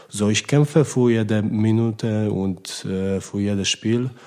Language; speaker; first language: German; non-native, learner; Polish